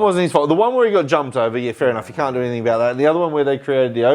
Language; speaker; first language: English; native; English